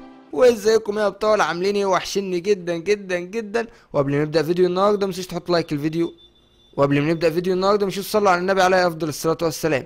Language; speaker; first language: Arabic; native; Arabic